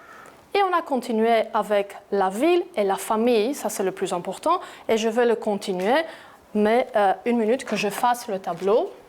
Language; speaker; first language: French; non-native, fluent; Greek